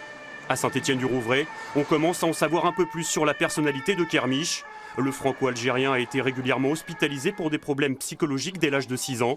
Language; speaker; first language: French; native; French